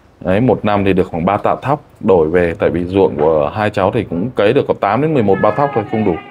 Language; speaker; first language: Vietnamese; non-native, local second language; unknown